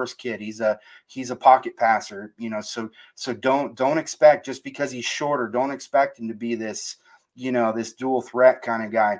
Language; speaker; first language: English; native; English